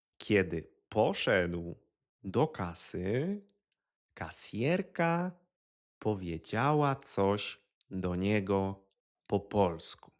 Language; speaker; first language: Polish; native; Polish